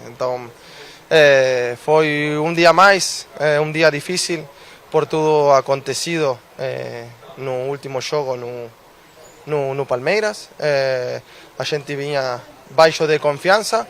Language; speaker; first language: Portuguese; non-native, fluent; Spanish